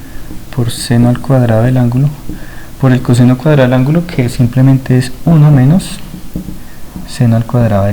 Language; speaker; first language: Spanish; native; Spanish